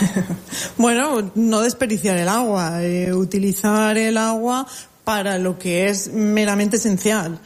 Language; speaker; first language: Spanish; native; Spanish